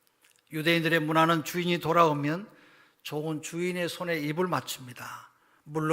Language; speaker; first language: Korean; native; Korean